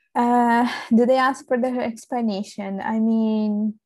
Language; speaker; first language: English; non-native, fluent; Italian